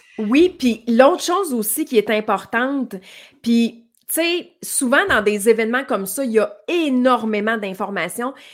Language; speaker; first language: French; native; French